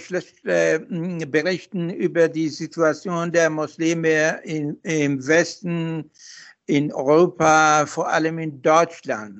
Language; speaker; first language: German; non-native, fluent; Persian